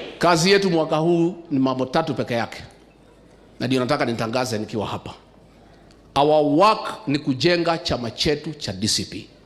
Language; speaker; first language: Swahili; non-native, local second language; Kikuyu